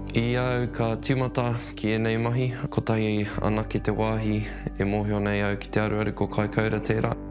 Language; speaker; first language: Māori; non-native, local second language; English